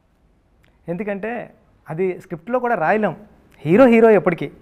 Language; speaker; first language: Telugu; native; Telugu